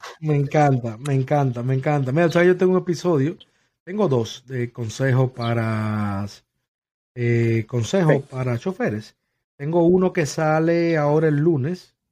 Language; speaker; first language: Spanish; native; Spanish